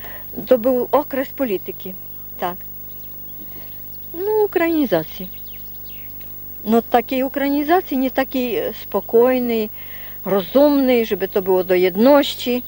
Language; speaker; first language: Polish; non-native, local second language; Rusyn